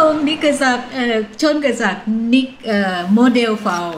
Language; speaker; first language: German; non-native, learner; Thai